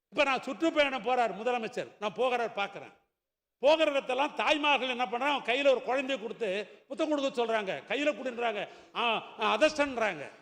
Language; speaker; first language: Tamil; native; Tamil